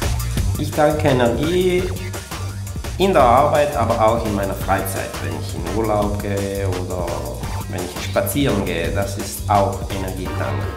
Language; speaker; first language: German; non-native, local second language; Italian